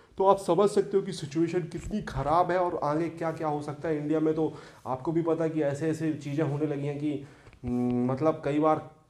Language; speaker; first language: Hindi; native; Hindi